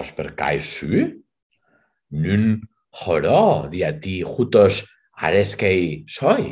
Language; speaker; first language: Greek; non-native, fluent; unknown